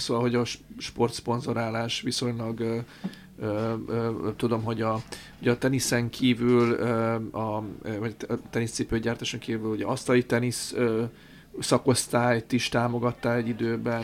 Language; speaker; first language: Hungarian; native; Hungarian